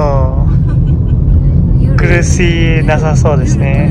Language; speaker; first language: Japanese; non-native, learner; Nepali